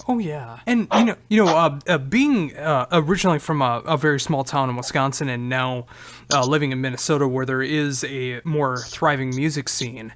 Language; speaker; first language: English; native; English